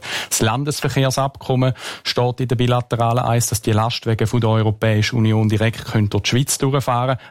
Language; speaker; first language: German; native; German